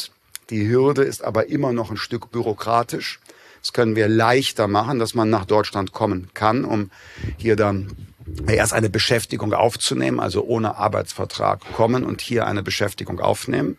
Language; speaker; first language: German; native; German